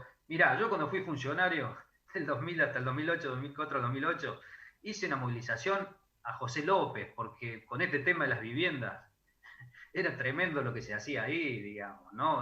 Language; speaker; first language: Spanish; native; Spanish